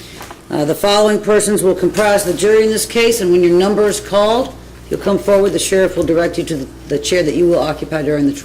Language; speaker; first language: English; native; English